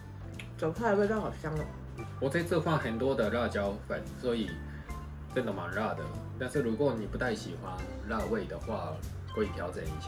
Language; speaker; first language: Chinese; non-native, fluent; Japanese